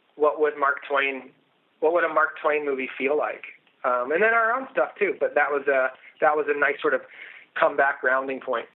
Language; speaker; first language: English; native; English